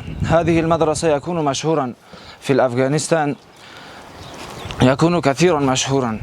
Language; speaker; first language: Arabic; non-native, learner; Persian